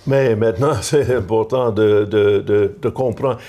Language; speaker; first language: French; non-native, local second language; English